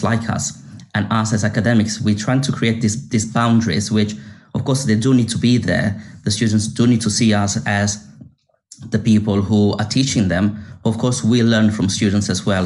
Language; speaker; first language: English; non-native, fluent; Italian